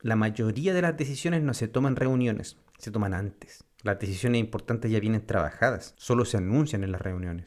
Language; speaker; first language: Spanish; native; Spanish